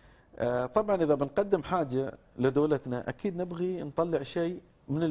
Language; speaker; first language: Arabic; native; Arabic